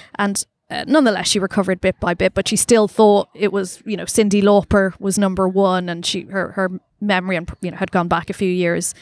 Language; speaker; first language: English; native; English